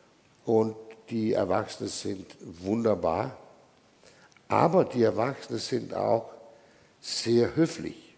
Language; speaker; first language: German; non-native, fluent; Danish